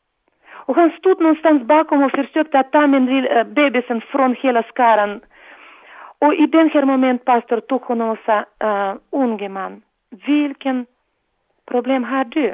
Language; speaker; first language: Swedish; non-native, fluent; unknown